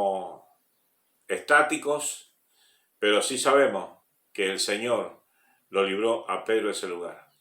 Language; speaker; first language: Spanish; native; Spanish